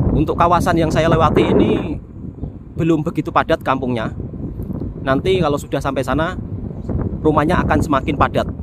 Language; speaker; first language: Indonesian; native; Indonesian